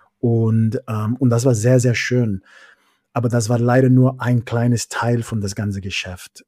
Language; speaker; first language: German; non-native, fluent; English